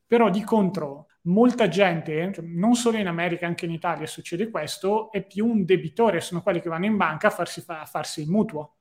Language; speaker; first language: Italian; native; Italian